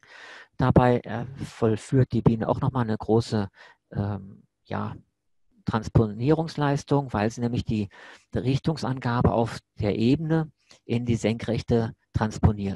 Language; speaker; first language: German; native; German